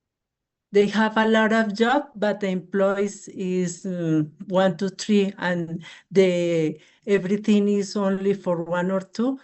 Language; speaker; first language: English; non-native, learner; Spanish